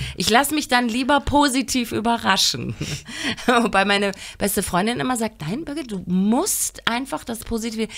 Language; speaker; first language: German; native; German